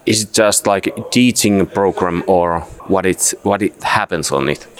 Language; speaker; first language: English; non-native, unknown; Finnish